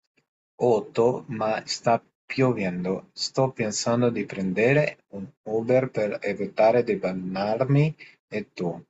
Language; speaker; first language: Italian; non-native, learner; Portuguese